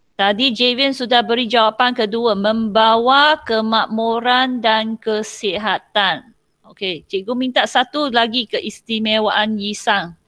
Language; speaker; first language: Malay; non-native, local second language; Chinese